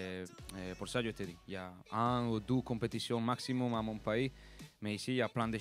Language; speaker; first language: French; non-native, learner; Spanish